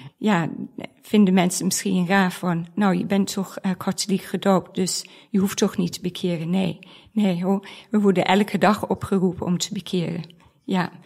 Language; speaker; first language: Dutch; non-native, fluent; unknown